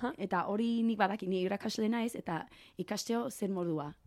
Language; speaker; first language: Basque; non-native, learner; English